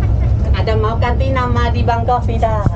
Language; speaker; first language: Indonesian; non-native, fluent; Thai